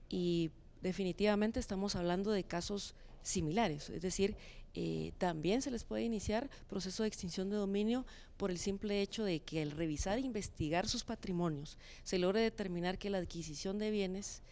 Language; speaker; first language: Spanish; native; Spanish